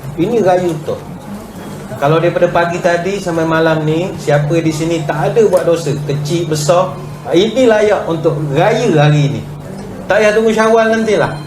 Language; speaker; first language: Malay; native; Malay